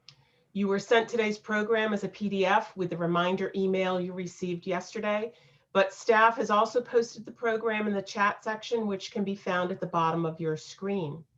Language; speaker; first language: English; native; English